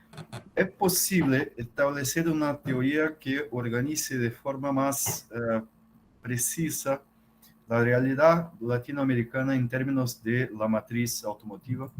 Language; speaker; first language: Spanish; non-native, fluent; Portuguese